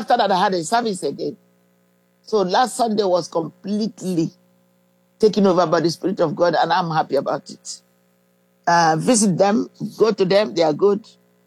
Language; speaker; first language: English; native; English